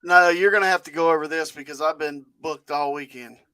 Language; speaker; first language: English; native; English